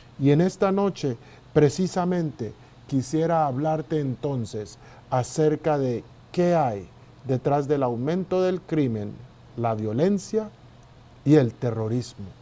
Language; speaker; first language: Spanish; native; Spanish